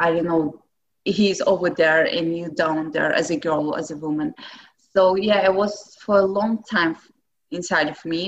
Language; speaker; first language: English; non-native, fluent; Russian